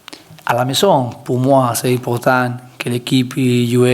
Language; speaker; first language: French; non-native, learner; Spanish